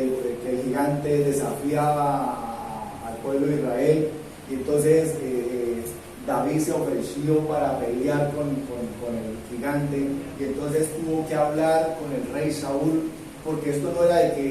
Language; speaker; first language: Spanish; native; Spanish